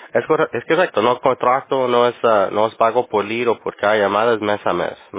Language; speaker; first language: Spanish; early bilingual, heritage; Spanish